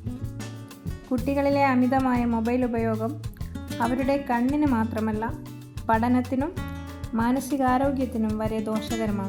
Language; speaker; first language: Malayalam; native; Malayalam